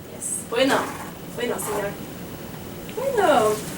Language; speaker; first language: Spanish; non-native, learner; English